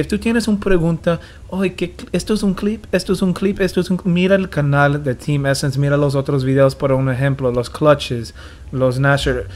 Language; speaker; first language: Spanish; non-native, learner; English